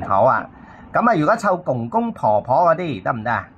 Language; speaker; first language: Cantonese; native; Cantonese